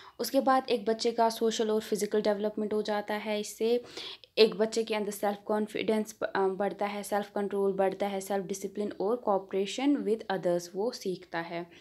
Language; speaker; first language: Hindi; non-native, local second language; Kashmiri